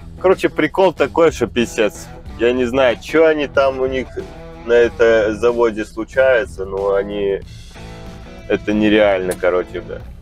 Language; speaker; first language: Russian; native; Russian